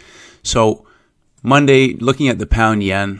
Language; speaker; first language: English; native; English